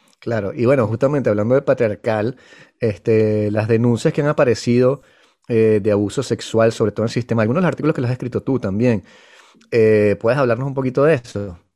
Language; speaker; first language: Spanish; native; Spanish